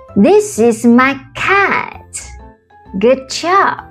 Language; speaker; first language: English; non-native, fluent; Vietnamese